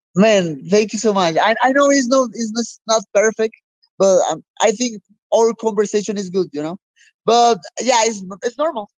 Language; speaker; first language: English; non-native, learner; Spanish